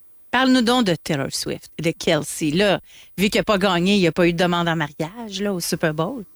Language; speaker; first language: French; native; French